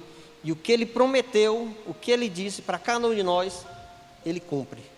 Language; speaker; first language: Portuguese; native; Portuguese